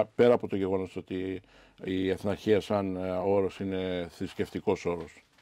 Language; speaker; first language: Greek; non-native, fluent; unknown